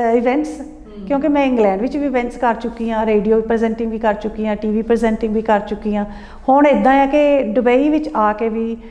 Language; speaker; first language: Punjabi; early bilingual, heritage; Punjabi